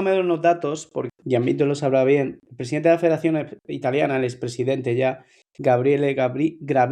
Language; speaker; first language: Spanish; native; Spanish